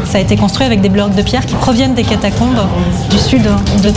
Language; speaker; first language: French; native; French